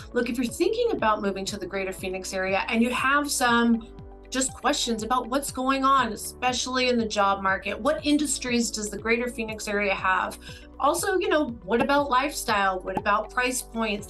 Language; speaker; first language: English; native; English